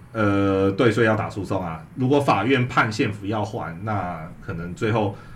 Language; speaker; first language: Chinese; native; Chinese